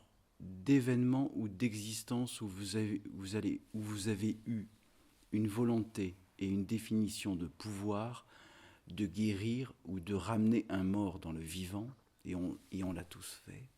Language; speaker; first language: French; native; French